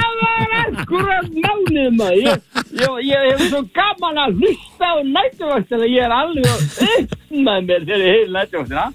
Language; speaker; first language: Icelandic; native; Icelandic